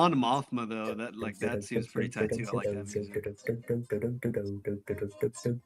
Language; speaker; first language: English; native; English